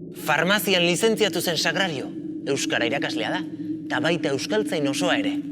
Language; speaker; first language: Basque; native; Basque